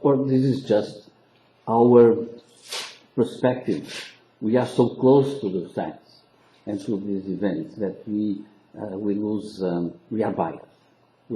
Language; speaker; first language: English; non-native, local second language; Portuguese